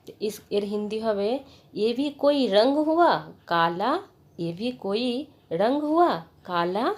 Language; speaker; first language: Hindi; non-native, local second language; Bangla